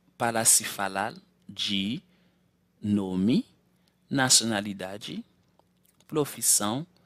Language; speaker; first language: Portuguese; non-native, fluent; Haitian Creole